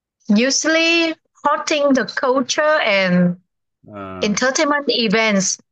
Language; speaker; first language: English; non-native, learner; Vietnamese